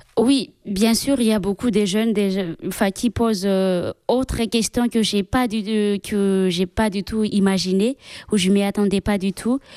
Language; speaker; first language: French; non-native, local second language; Malagasy